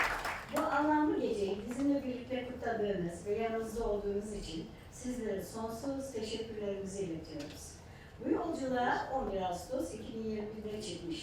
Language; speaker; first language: Turkish; native; Turkish